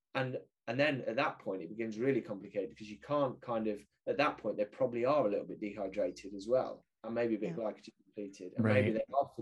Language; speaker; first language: English; native; English